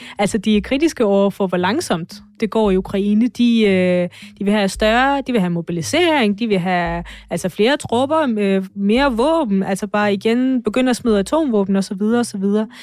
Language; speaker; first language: Danish; non-native, fluent; Russian